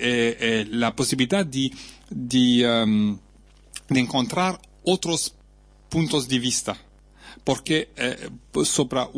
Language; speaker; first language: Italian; non-native, fluent; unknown